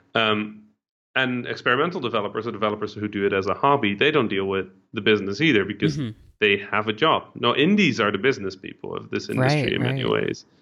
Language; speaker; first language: English; non-native, fluent; Dutch